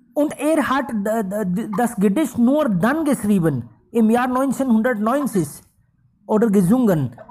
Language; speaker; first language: German; non-native, fluent; Hindi